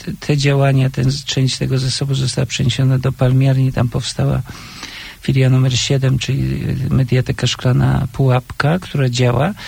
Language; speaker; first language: Polish; native; Polish